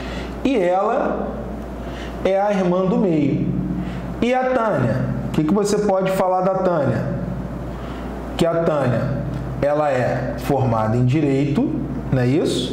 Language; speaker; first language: Portuguese; native; Portuguese